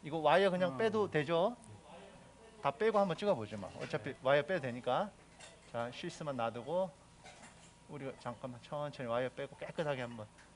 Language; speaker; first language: Korean; native; Korean